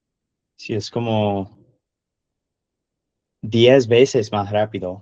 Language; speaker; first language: Spanish; non-native, learner; English